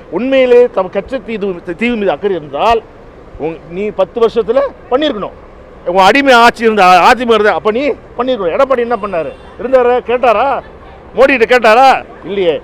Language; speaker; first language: Tamil; native; Tamil